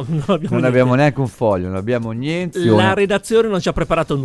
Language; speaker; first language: Italian; native; Italian